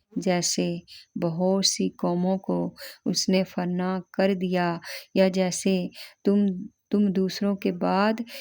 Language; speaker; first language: Urdu; native; Urdu